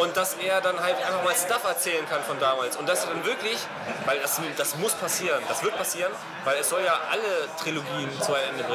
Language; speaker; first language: German; native; German